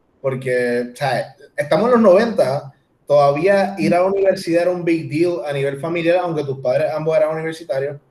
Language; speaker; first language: Spanish; native; Spanish